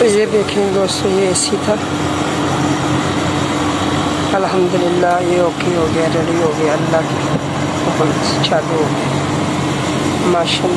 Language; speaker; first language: Hindi; non-native, local second language; Punjabi